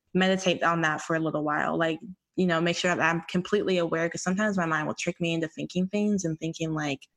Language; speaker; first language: English; native; English